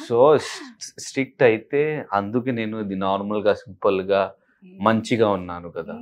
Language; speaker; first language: Telugu; non-native, local second language; Hindi